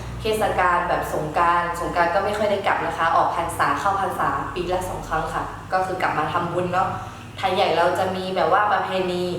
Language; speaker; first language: Thai; early bilingual, other home language; Shan